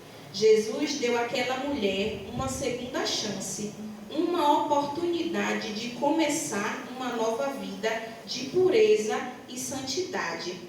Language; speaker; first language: Portuguese; native; Portuguese